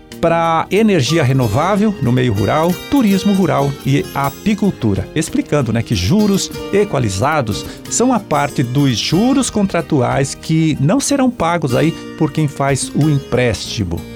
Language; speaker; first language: Portuguese; native; Portuguese